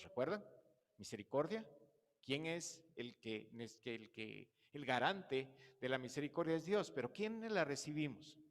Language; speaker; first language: Spanish; native; Spanish